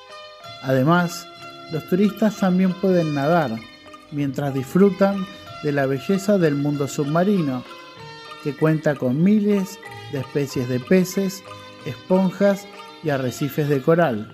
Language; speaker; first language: Spanish; non-native, fluent; Indonesian